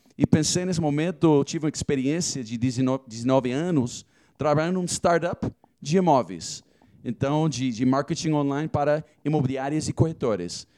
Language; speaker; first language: Portuguese; non-native, fluent; English